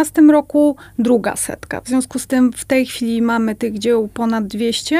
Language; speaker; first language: Polish; native; Polish